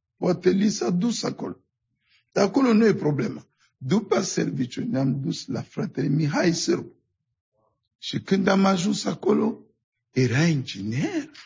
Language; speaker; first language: Romanian; non-native, fluent; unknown